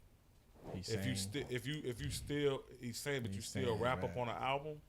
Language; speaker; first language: English; native; English